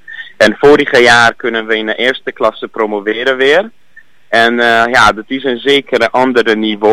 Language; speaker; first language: Dutch; non-native, learner; Hungarian